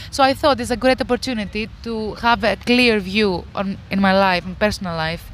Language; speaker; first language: English; non-native, fluent; Greek